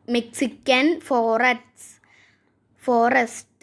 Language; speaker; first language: English; non-native, local second language; Malayalam